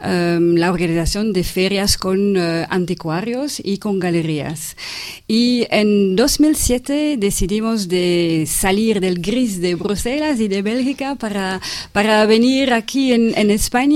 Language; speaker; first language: Spanish; non-native, fluent; French